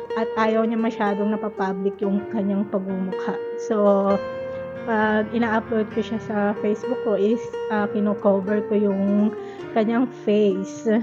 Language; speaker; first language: Filipino; native; Filipino